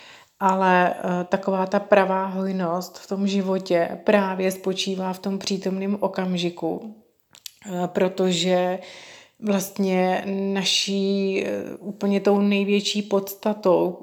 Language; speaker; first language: Czech; native; Czech